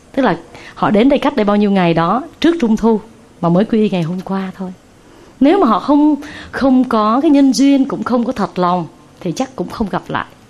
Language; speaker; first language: Vietnamese; native; Vietnamese